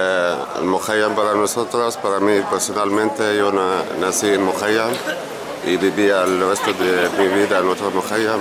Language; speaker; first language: Spanish; non-native, fluent; Arabic